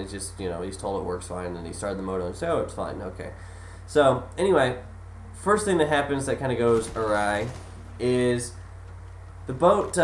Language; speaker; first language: English; native; English